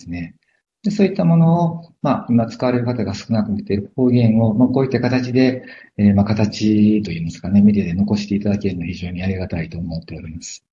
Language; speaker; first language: Japanese; native; Japanese